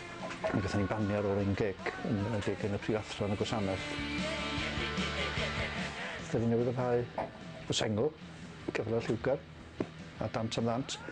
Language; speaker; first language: Welsh; native; Welsh